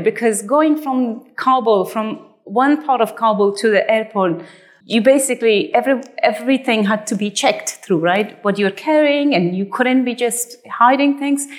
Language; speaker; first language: English; non-native, fluent; Persian